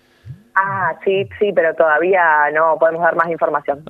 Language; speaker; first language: Spanish; native; Spanish